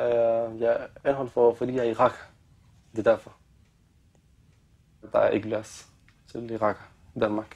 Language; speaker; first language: Danish; non-native, fluent; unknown